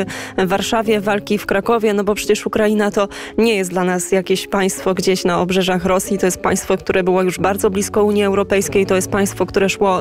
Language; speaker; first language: Polish; native; Polish